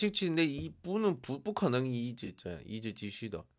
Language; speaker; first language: Chinese; non-native, learner; Korean